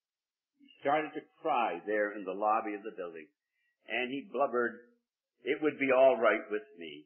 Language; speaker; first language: English; native; English